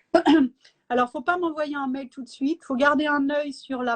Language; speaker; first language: French; native; French